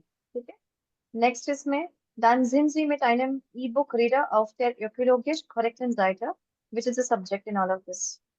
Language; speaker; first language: German; non-native, learner; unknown